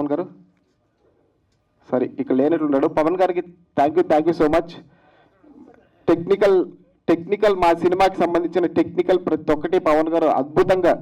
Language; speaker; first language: Telugu; native; Telugu